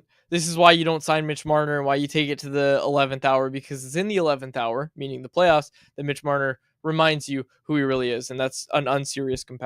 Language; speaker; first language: English; native; English